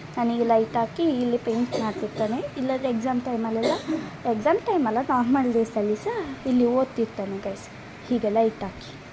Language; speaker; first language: Kannada; native; Kannada